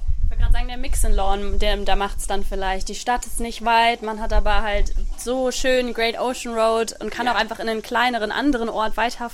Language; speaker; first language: German; native; German